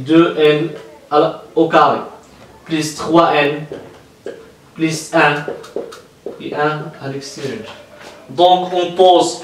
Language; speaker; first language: French; non-native, local second language; Arabic